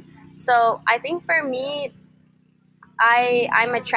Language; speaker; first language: English; native; English